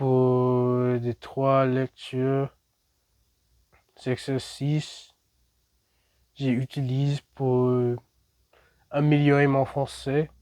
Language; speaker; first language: French; non-native, learner; English